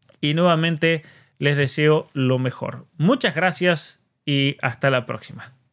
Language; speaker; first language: Spanish; native; Spanish